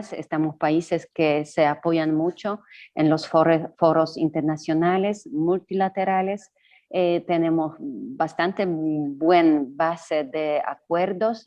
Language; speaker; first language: Spanish; non-native, fluent; Polish